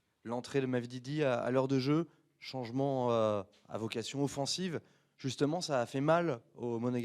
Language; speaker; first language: French; native; French